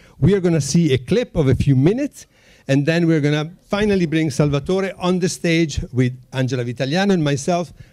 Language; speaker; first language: English; non-native, fluent; Italian